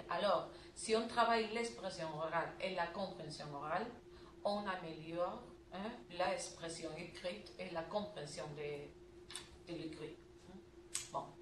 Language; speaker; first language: French; non-native, learner; Spanish